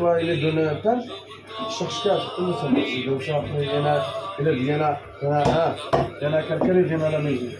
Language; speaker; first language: French; non-native, learner; Arabic